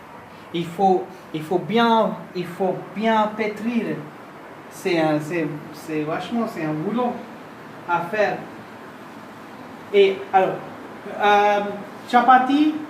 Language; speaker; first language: French; non-native, fluent; Hindi